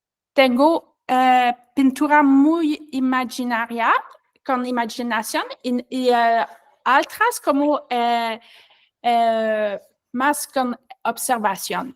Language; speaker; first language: Spanish; non-native, learner; French